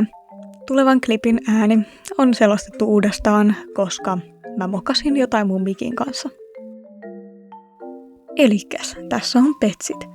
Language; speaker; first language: Finnish; native; Finnish